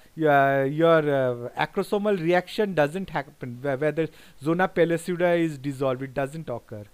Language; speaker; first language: English; non-native, local second language; Bangla